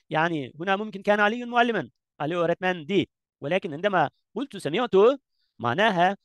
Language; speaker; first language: Arabic; non-native, learner; Turkish